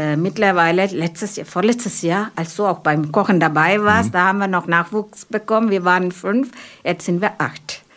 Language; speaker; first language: German; non-native, fluent; Malayalam